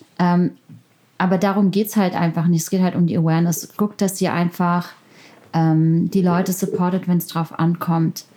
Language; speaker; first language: German; early bilingual, other home language; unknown